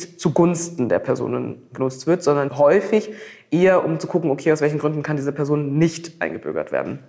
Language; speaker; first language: German; native; German